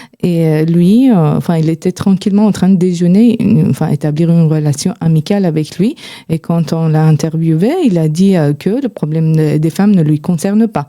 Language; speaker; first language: French; non-native, fluent; Persian